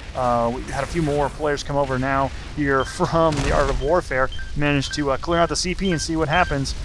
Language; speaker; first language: English; native; English